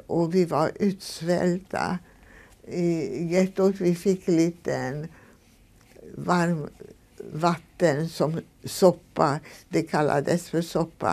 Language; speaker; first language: Swedish; non-native, fluent; Hungarian